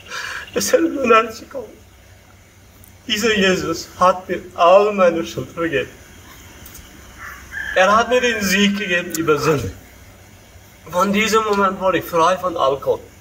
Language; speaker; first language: German; early bilingual, heritage; Low German